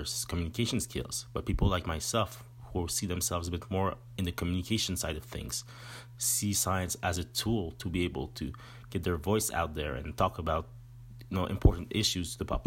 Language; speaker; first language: English; non-native, fluent; French